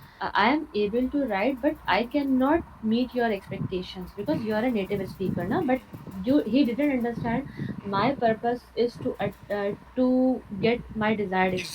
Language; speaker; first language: English; non-native, local second language; Urdu